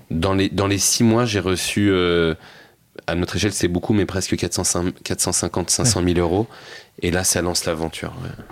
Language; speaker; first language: French; native; French